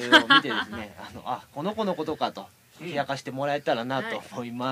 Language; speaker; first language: Japanese; native; Japanese